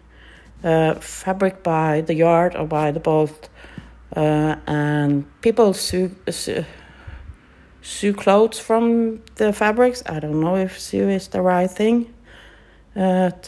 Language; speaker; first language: English; non-native, fluent; Norwegian